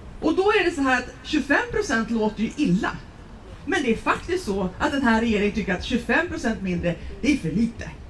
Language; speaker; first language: Swedish; native; Swedish